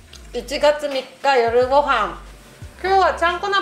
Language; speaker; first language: Japanese; native; Japanese